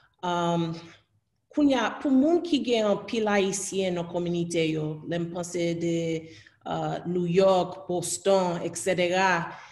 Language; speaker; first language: Haitian Creole; early bilingual, heritage; Haitian Creole